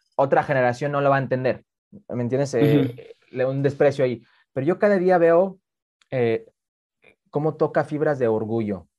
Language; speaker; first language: Spanish; early bilingual, heritage; Spanish